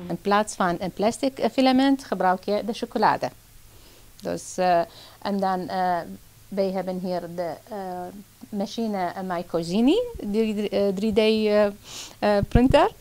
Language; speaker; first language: Dutch; non-native, fluent; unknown